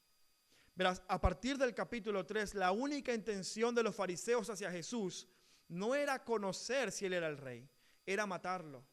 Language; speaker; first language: Spanish; native; Spanish